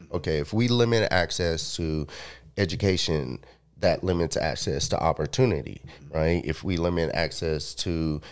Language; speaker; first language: English; early bilingual, other home language; Spanish